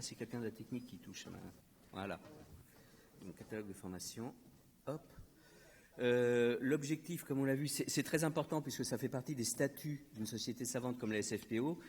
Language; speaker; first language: French; native; French